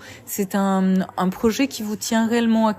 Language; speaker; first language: French; native; French